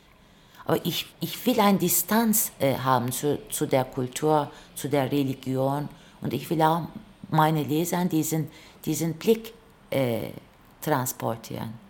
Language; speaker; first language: German; non-native, fluent; Turkish